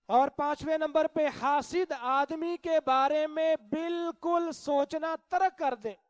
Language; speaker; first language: Urdu; non-native, local second language; Punjabi